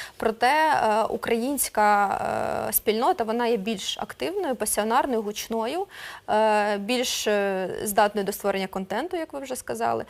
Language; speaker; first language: Ukrainian; non-native, local second language; Russian